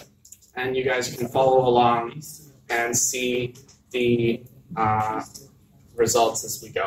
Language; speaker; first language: English; native; English